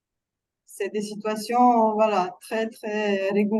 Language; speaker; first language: French; non-native, fluent; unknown